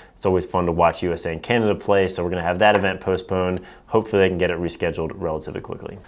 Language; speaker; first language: English; native; English